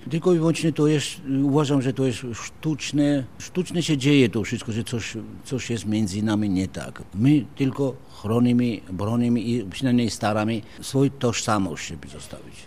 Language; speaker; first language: Polish; non-native, fluent; Georgian